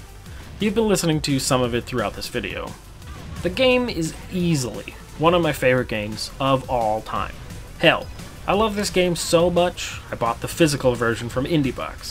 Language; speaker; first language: English; native; English